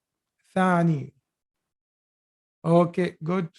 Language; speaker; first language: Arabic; non-native, fluent; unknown